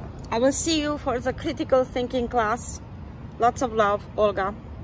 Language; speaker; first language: English; non-native, fluent; Romanian